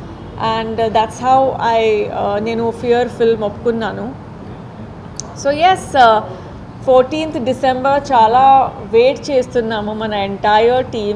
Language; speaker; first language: Telugu; non-native, local second language; Tamil